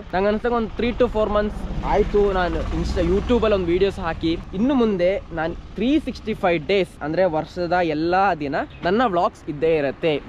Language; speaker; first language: Kannada; non-native, local second language; Malayalam